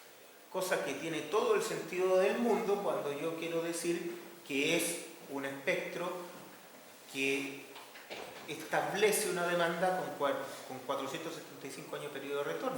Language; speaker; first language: Spanish; native; Spanish